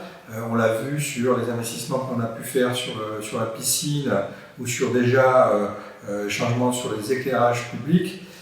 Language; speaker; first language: French; native; French